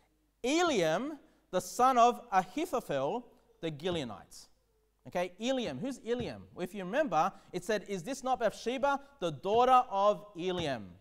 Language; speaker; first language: English; native; English